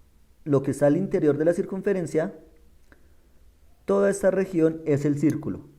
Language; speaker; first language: Spanish; native; Spanish